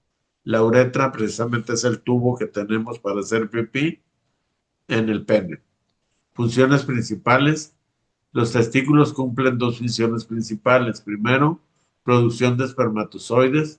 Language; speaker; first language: Spanish; native; Spanish